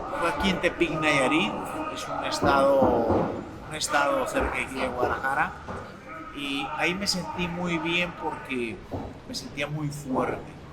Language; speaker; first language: Spanish; native; Spanish